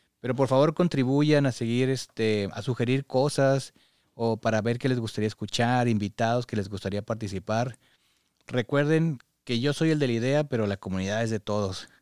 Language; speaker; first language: Spanish; native; Spanish